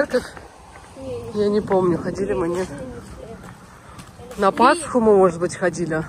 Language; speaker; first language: Russian; native; Russian